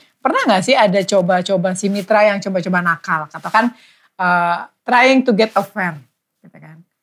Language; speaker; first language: Indonesian; native; Indonesian